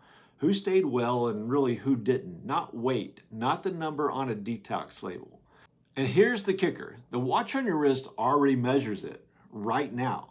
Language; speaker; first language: English; native; English